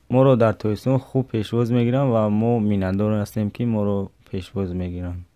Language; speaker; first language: Tajik; native; Tajik